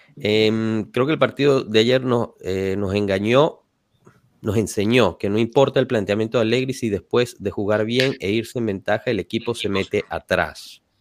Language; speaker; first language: Spanish; native; Spanish